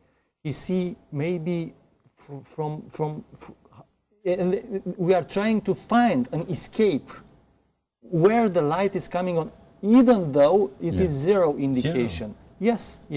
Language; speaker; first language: English; non-native, fluent; Romanian